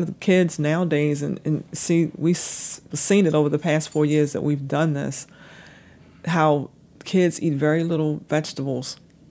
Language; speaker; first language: English; native; English